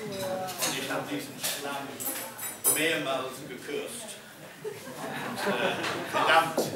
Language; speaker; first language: German; non-native, fluent; English